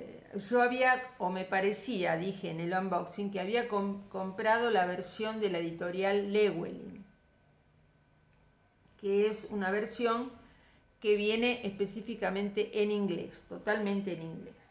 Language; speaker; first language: Spanish; native; Spanish